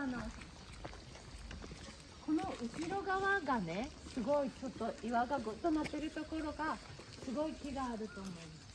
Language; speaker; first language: Japanese; native; Japanese